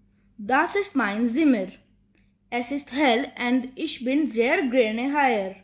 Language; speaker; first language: German; non-native, learner; Hindi